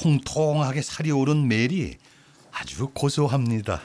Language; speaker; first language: Korean; native; Korean